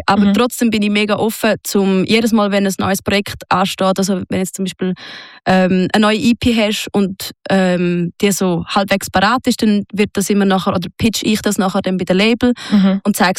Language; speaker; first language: German; native; German